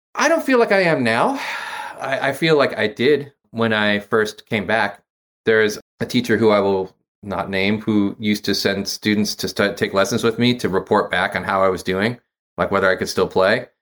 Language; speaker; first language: English; native; English